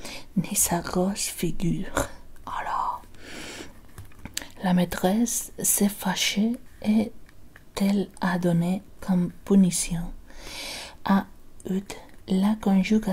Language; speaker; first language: French; non-native, learner; Spanish